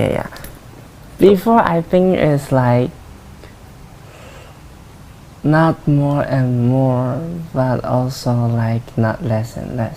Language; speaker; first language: English; non-native, learner; Chinese